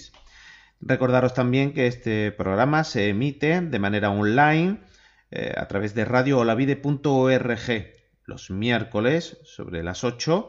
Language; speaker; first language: Spanish; native; Spanish